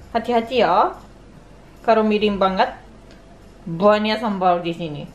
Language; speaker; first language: Indonesian; non-native, learner; Japanese